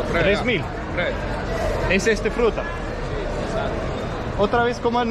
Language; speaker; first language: Spanish; non-native, learner; English